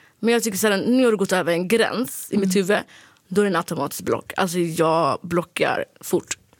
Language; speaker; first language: Swedish; early bilingual, other home language; Somali